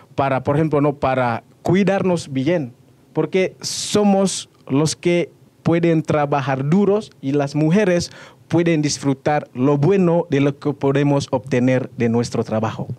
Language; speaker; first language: Spanish; non-native, fluent; Indonesian